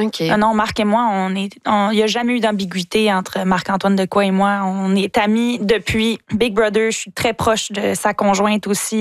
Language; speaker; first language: French; native; French